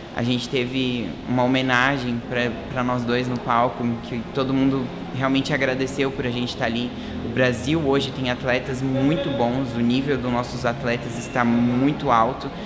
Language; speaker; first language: Portuguese; native; Portuguese